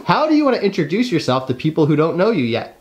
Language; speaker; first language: English; native; English